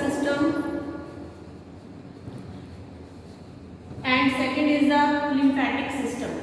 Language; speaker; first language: English; non-native, local second language; Hindi